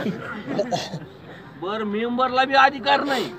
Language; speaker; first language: Hindi; non-native, local second language; Marathi